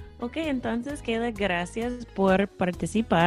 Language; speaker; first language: Spanish; non-native, fluent; English